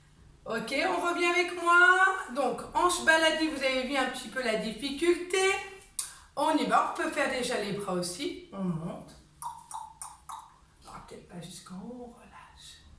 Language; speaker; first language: French; native; French